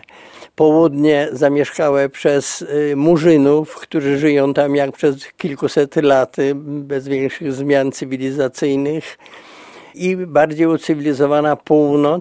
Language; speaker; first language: Polish; native; Polish